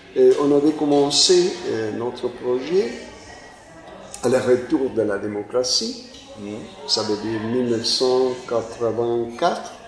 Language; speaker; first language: French; non-native, fluent; Spanish